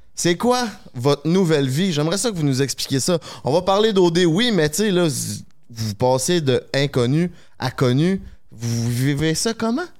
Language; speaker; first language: French; native; French